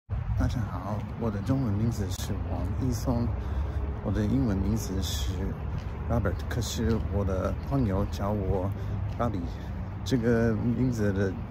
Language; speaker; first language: Chinese; non-native, learner; English